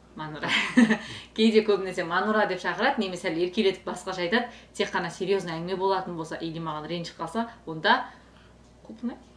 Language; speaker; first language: Kazakh; native; Kazakh